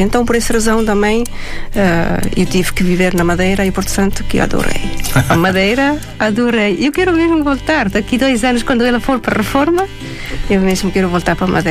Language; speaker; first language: Portuguese; non-native, fluent; Estonian